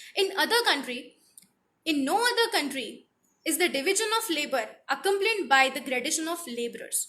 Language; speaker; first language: English; non-native, local second language; Marathi